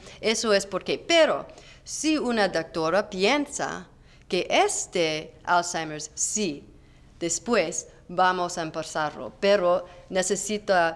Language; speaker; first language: Spanish; non-native, learner; English